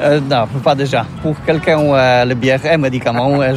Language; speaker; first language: French; non-native, learner; Polish